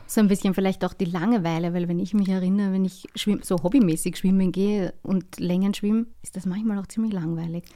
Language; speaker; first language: German; native; German